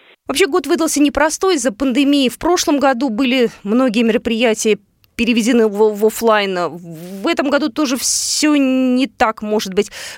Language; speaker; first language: Russian; native; Russian